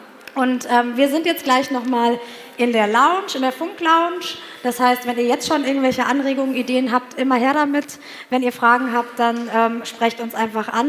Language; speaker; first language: German; native; German